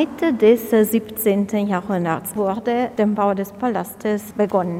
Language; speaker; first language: German; non-native, fluent; Italian